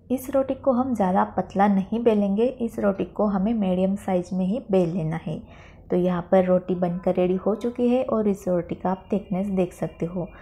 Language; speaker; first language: Hindi; non-native, local second language; Marathi